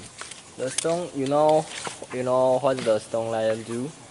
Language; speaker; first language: English; non-native, learner; Chinese